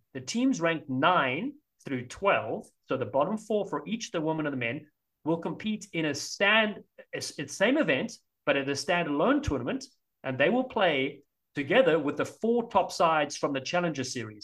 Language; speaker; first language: English; native; English